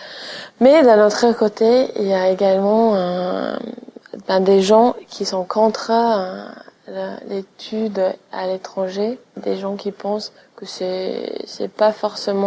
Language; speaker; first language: French; non-native, fluent; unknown